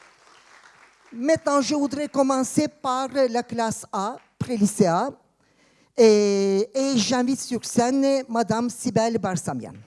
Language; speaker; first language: French; non-native, fluent; Turkish